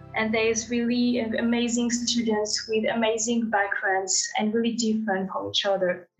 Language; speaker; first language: English; non-native, fluent; French